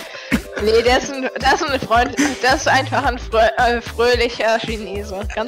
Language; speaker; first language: German; native; German